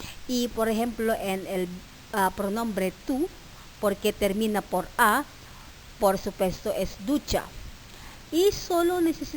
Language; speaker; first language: Spanish; non-native, fluent; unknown